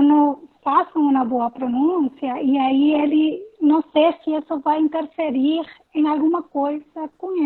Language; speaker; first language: Portuguese; non-native, fluent; Spanish